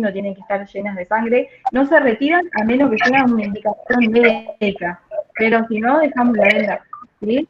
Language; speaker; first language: Spanish; native; Spanish